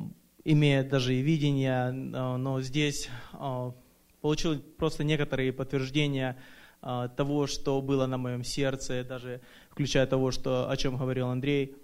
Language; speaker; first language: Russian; early bilingual, other home language; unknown